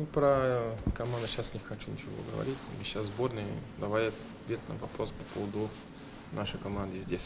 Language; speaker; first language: Russian; non-native, fluent; Portuguese